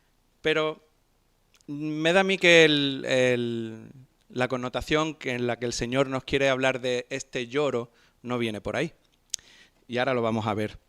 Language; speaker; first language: Spanish; native; Spanish